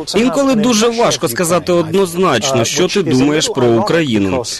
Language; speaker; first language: Ukrainian; non-native, fluent; English